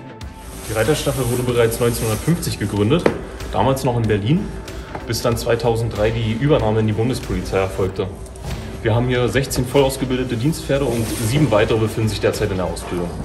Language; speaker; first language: German; native; German